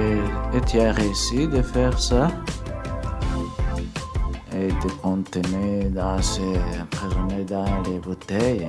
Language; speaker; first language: French; non-native, learner; English